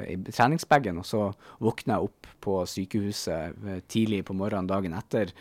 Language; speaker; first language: Norwegian; native; Norwegian